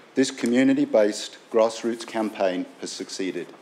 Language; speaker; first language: English; native; English